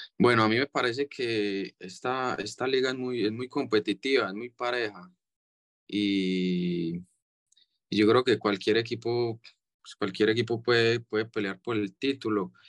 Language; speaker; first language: Spanish; native; Spanish